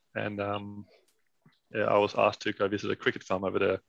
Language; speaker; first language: English; non-native, fluent; Danish